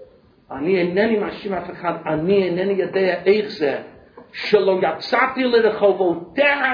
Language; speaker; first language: Hebrew; non-native, fluent; English